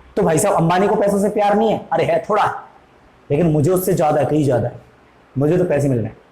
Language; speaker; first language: Hindi; native; Hindi